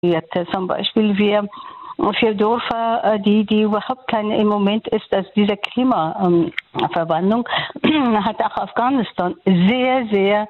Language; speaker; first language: German; non-native, fluent; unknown